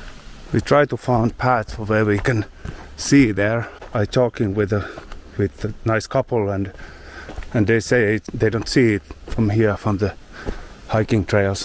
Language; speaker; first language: English; non-native, learner; Finnish